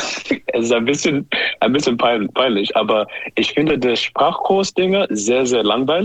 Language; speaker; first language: German; non-native, learner; English